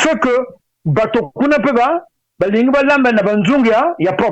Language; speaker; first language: French; non-native, local second language; Lingala